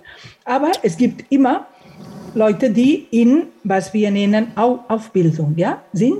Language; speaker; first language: German; non-native, fluent; Catalan